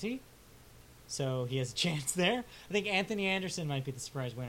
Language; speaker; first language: English; native; English